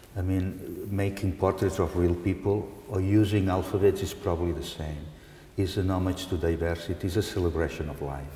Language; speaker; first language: English; non-native, fluent; Catalan